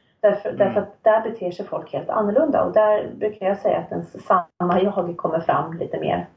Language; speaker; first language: Swedish; native; Swedish